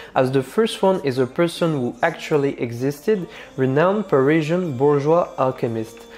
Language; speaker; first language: English; non-native, fluent; French